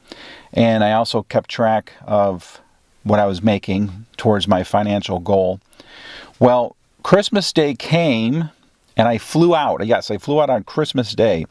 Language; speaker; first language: English; native; English